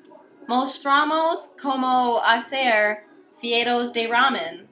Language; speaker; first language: Spanish; non-native, learner; English